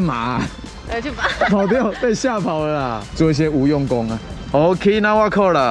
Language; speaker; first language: Chinese; native; Chinese